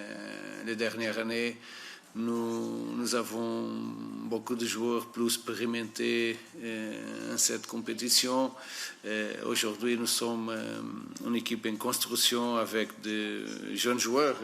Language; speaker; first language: French; non-native, fluent; Portuguese